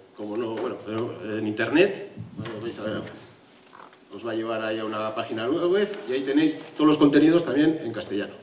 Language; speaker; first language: Spanish; native; Spanish